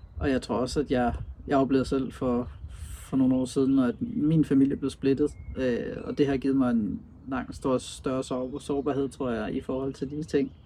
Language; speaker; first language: Danish; native; Danish